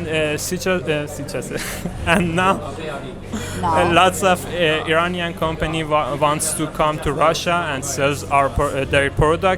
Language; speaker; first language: English; non-native, learner; Persian